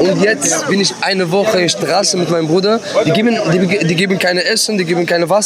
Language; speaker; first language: German; non-native, learner; Arabic